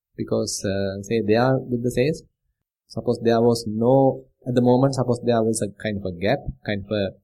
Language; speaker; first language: English; non-native, local second language; Sinhala